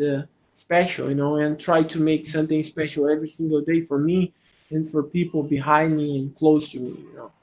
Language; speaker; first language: English; non-native, learner; Portuguese